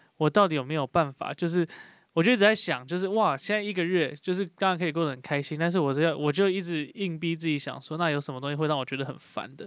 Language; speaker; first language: Chinese; native; Chinese